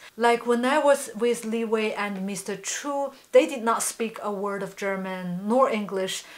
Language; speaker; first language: English; non-native, fluent; Chinese